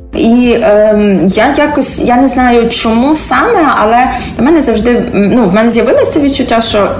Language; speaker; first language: Ukrainian; early bilingual, heritage; Ukrainian